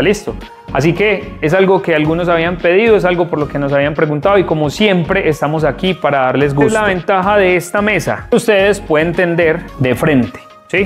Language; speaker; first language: Spanish; native; Spanish